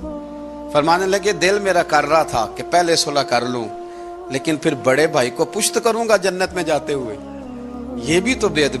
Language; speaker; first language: Urdu; native; Urdu